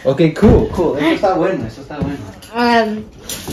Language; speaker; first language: Spanish; early bilingual, heritage; Spanish